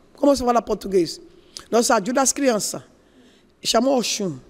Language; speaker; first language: Portuguese; non-native, learner; Yoruba